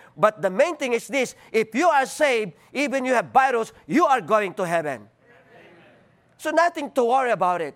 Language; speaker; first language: English; non-native, local second language; Filipino